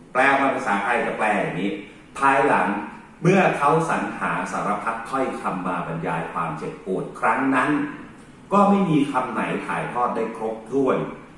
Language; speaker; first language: Thai; native; Thai